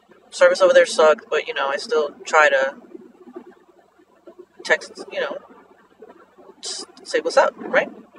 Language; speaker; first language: English; early bilingual, other home language; Spanish